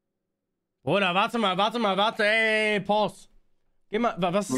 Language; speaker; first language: German; native; German